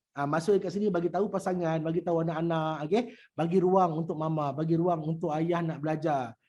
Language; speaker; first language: Malay; native; Malay